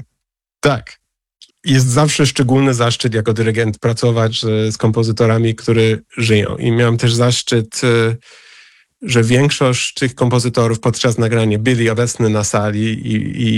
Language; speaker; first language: Polish; non-native, fluent; English